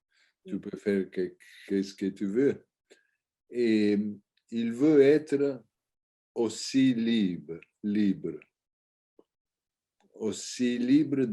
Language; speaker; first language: French; non-native, learner; Italian